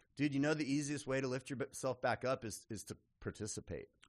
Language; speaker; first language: English; native; English